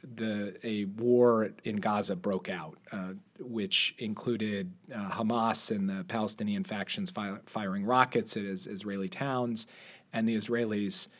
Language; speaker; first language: English; native; English